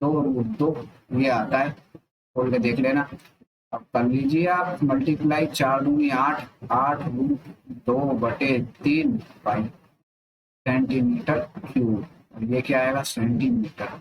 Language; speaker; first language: Hindi; native; Hindi